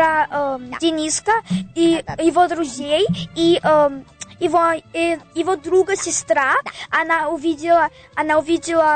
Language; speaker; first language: Russian; early bilingual, heritage; Russian